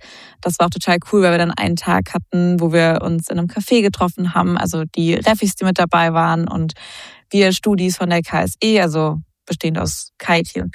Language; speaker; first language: German; native; German